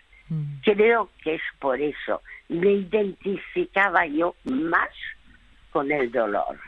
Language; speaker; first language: Spanish; early bilingual, other home language; French